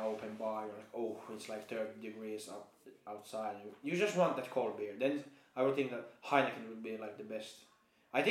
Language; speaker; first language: English; non-native, fluent; Finnish